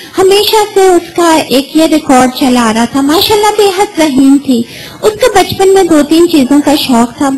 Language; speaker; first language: Urdu; native; Urdu